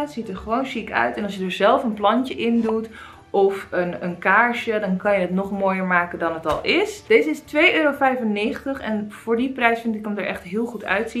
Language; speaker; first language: Dutch; native; Dutch